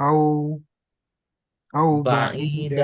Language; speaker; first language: Arabic; non-native, learner; Indonesian